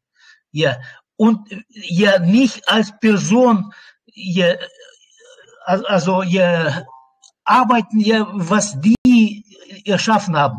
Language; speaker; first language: German; non-native, learner; Russian